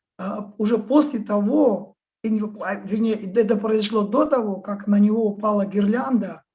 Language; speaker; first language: Russian; native; Russian